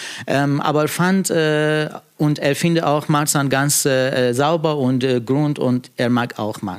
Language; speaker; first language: German; non-native, fluent; Persian